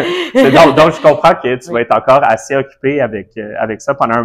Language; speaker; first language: French; native; French